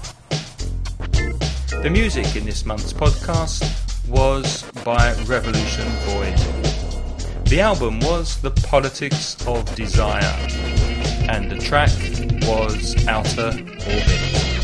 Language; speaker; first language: English; native; English